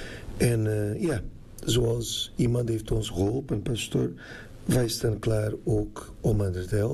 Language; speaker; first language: Dutch; non-native, fluent; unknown